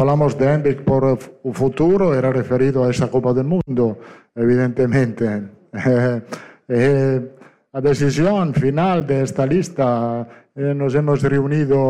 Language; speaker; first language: Portuguese; non-native, fluent; Italian